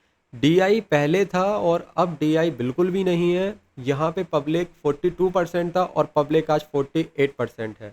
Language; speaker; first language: Hindi; native; Hindi